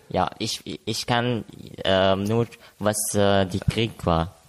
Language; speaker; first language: German; non-native, learner; Arabic